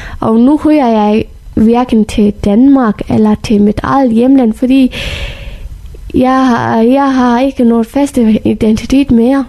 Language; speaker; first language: Danish; non-native, fluent; Persian